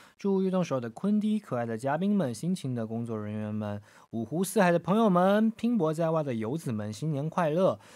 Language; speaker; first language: Chinese; native; Chinese